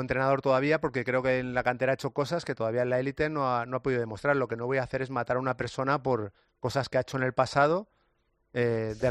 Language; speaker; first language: Spanish; native; Spanish